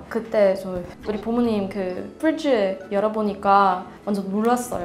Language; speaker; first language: Korean; non-native, learner; Swedish